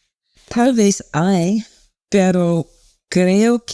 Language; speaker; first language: Spanish; non-native, learner; English